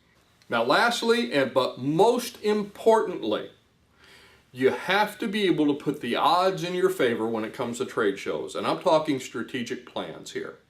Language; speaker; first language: English; native; English